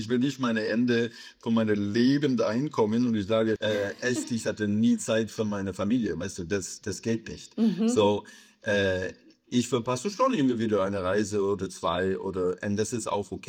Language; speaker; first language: German; non-native, fluent; English